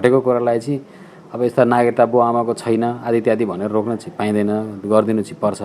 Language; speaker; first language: Nepali; native; Nepali